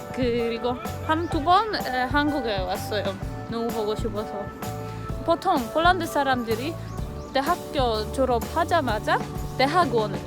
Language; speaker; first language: Korean; non-native, fluent; Polish